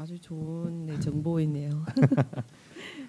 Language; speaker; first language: Korean; non-native, fluent; Vietnamese